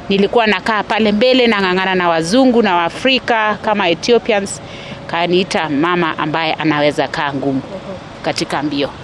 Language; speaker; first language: Swahili; non-native, local second language; Kalenjin